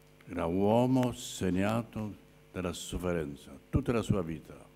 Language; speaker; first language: Italian; non-native, fluent; Polish